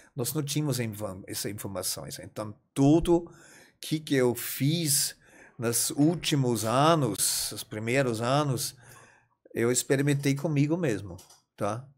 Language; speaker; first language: Portuguese; non-native, fluent; German